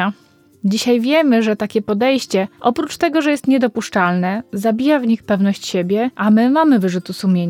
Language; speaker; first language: Polish; native; Polish